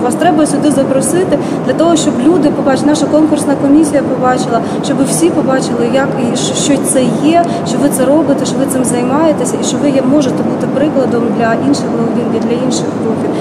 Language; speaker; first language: Ukrainian; native; Ukrainian